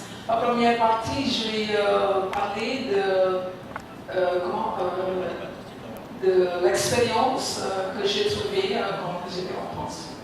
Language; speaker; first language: French; non-native, fluent; Indonesian